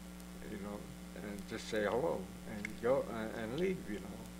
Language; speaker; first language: English; native; English